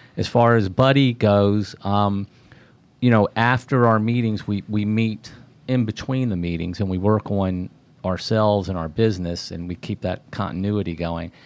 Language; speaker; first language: English; native; English